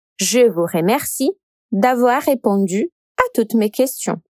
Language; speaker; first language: French; non-native, fluent; Portuguese